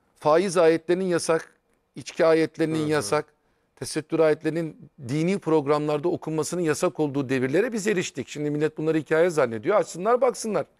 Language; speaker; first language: Turkish; native; Turkish